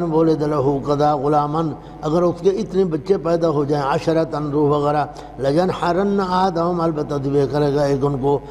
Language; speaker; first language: Urdu; non-native, local second language; Saraiki